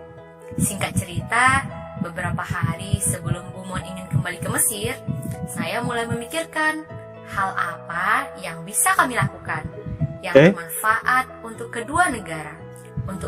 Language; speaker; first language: Indonesian; native; Indonesian